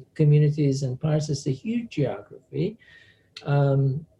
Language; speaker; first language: English; non-native, fluent; Turkish